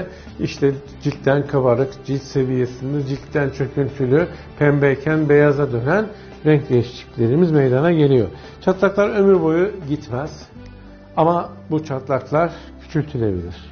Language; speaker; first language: Turkish; native; Turkish